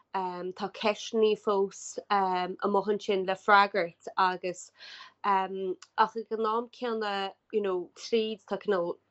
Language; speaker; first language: Irish; native; Irish